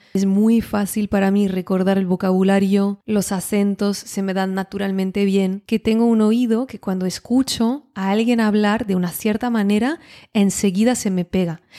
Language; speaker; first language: Spanish; non-native, fluent; French